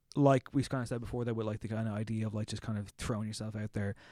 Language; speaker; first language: English; native; English